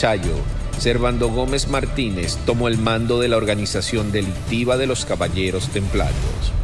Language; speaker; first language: Spanish; native; Spanish